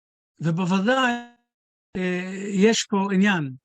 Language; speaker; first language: Hebrew; non-native, fluent; Dutch